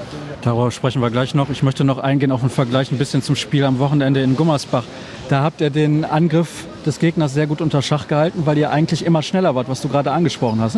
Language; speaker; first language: German; native; German